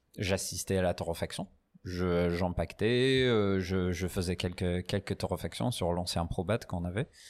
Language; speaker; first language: French; non-native, fluent; English